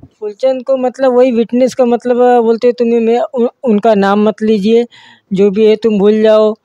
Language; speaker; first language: Hindi; native; Hindi